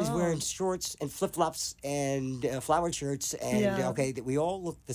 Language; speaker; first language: English; native; English